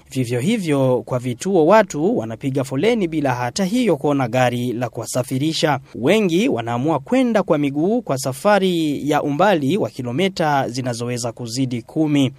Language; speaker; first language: Swahili; non-native, local second language; Rundi